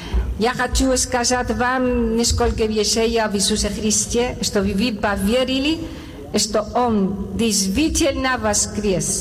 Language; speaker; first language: Russian; non-native, learner; Spanish